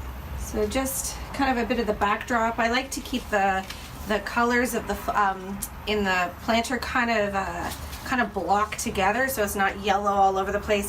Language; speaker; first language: English; native; English